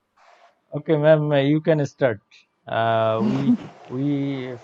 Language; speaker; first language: English; non-native, learner; Bangla